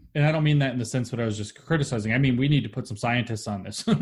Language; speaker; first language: English; native; English